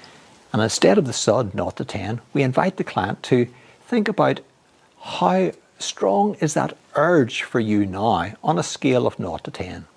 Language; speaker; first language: English; native; English